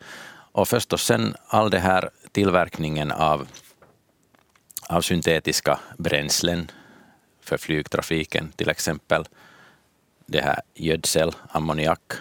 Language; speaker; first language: Swedish; native; Swedish